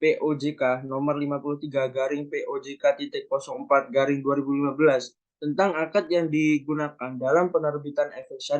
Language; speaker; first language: Indonesian; native; Indonesian